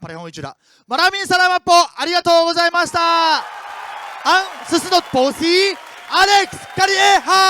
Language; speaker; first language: Filipino; non-native, learner; Japanese